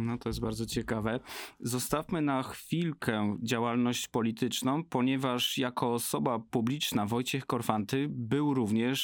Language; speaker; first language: Polish; native; Polish